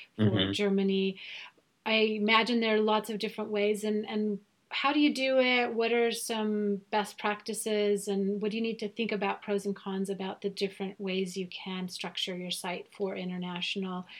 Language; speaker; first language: English; non-native, fluent; German